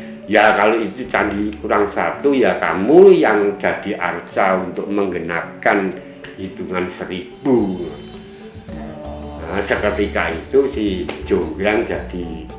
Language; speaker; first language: Indonesian; non-native, local second language; Javanese